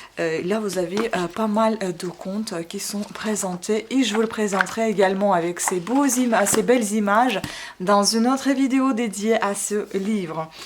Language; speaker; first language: French; non-native, fluent; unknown